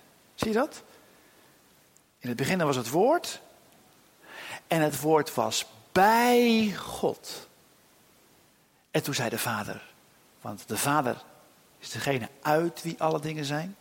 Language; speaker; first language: Dutch; native; Dutch